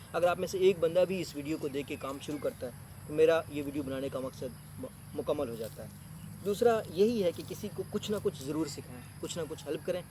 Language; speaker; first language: Urdu; non-native, local second language; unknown